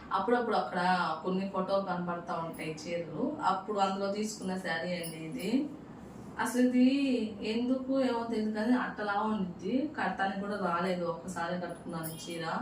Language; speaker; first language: Telugu; non-native, local second language; Urdu